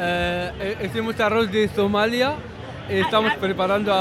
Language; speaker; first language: Spanish; non-native, learner; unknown